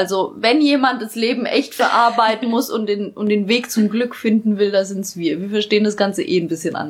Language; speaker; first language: German; early bilingual, other home language; Polish